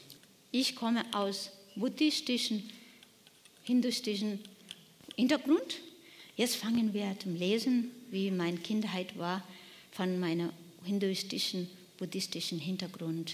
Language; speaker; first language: German; non-native, learner; Nepali